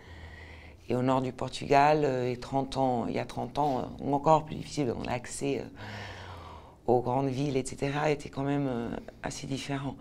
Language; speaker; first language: French; non-native, fluent; Portuguese